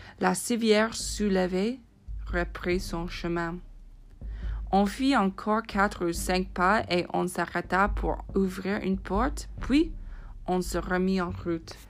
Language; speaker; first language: French; non-native, fluent; English